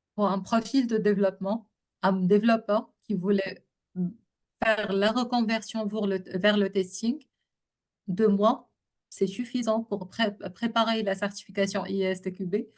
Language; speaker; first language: French; non-native, local second language; Arabic